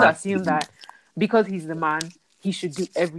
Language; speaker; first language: English; non-native, local second language; Yoruba